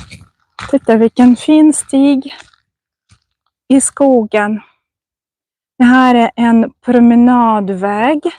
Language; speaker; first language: Swedish; non-native, fluent; Russian